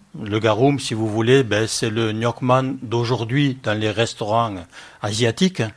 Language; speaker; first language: French; native; French